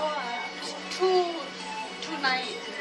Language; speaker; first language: English; non-native, learner; Thai